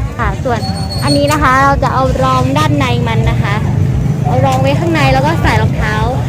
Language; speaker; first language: Thai; non-native, local second language; Hmong